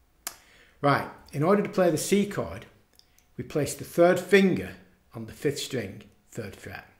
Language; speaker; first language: English; native; English